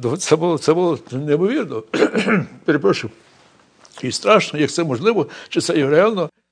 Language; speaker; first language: Ukrainian; early bilingual, heritage; Ukrainian